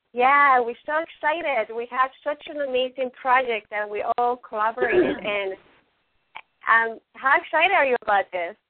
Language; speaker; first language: English; non-native, fluent; Spanish